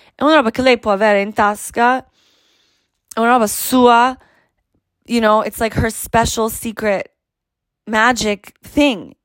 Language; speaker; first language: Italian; non-native, fluent; Croatian